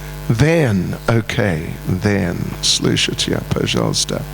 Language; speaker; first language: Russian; non-native, learner; English